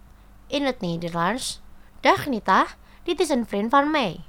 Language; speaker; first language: Dutch; non-native, fluent; Indonesian